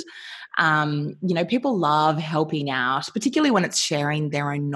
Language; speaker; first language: English; native; English